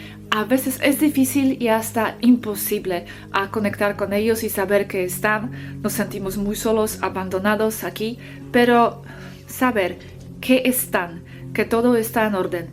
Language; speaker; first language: Spanish; non-native, fluent; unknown